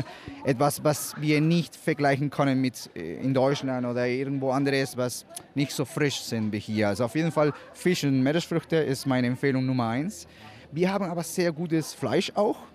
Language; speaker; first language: German; non-native, fluent; Spanish